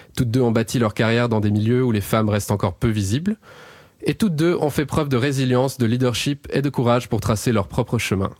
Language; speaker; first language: French; native; French